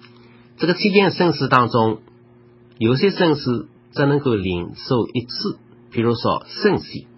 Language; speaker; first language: Chinese; native; Chinese